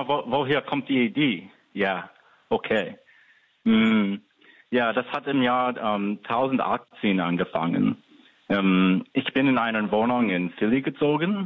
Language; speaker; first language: German; non-native, fluent; English